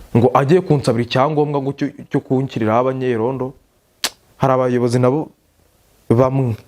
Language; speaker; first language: Kinyarwanda; native; Kinyarwanda